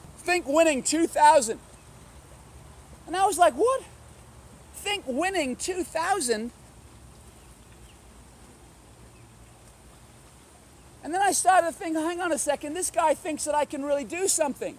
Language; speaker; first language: English; native; English